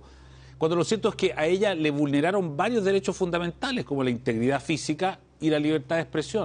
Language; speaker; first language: Spanish; native; Spanish